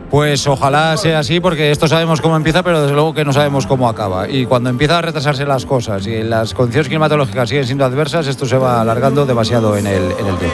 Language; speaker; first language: Spanish; native; Spanish